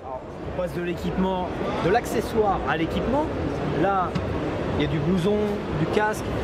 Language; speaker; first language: French; native; French